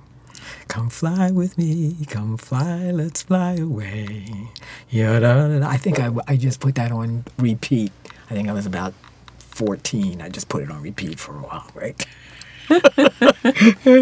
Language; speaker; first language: English; native; English